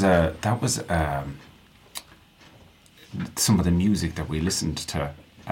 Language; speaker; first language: English; native; English